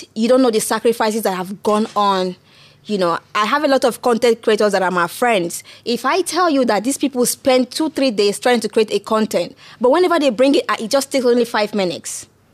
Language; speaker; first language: English; non-native, local second language; Igbo